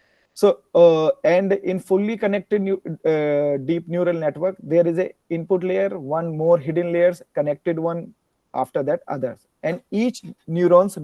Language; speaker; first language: English; non-native, learner; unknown